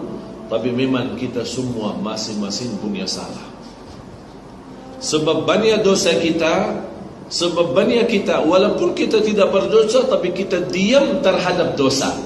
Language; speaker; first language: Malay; non-native, fluent; Arabic